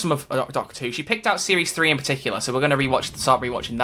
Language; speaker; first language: English; native; English